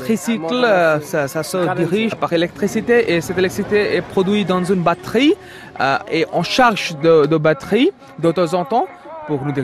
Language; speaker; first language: French; non-native, fluent; Bangla